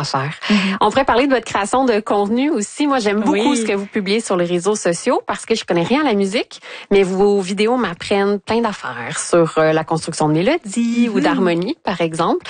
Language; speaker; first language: French; native; French